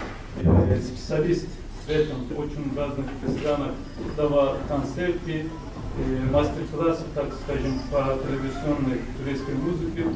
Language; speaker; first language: Russian; non-native, fluent; Turkish